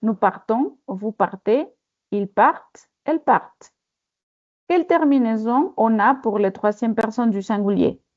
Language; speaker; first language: French; non-native, fluent; Spanish